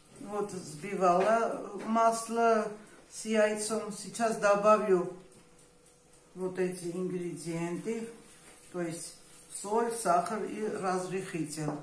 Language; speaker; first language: Russian; non-native, fluent; Armenian